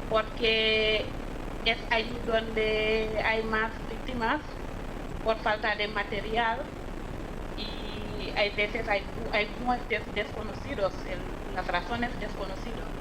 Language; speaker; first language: Spanish; non-native, fluent; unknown